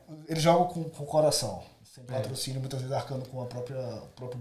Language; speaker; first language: Portuguese; native; Portuguese